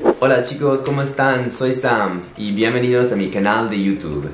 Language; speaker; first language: Spanish; non-native, fluent; English